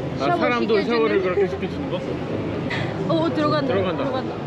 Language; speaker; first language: Korean; native; Korean